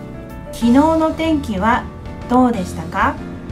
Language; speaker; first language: Japanese; non-native, fluent; Cantonese